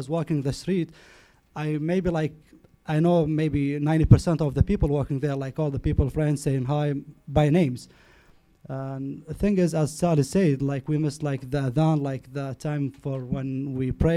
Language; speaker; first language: English; non-native, learner; Arabic